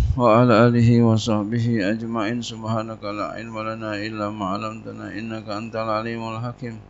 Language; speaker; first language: Arabic; non-native, fluent; Indonesian